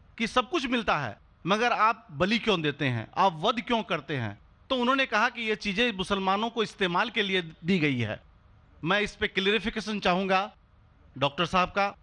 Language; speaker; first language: Hindi; native; Hindi